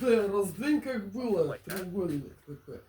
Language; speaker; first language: Russian; native; Russian